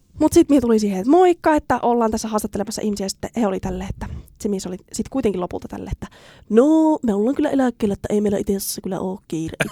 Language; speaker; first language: Finnish; native; Finnish